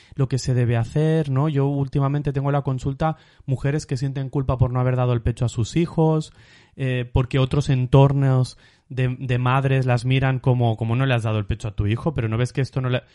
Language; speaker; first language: Spanish; native; Spanish